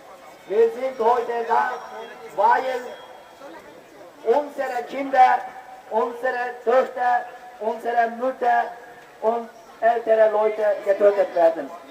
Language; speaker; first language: German; non-native, fluent; Uyghur